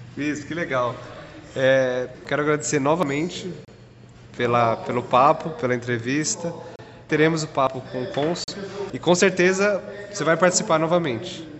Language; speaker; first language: Portuguese; native; Portuguese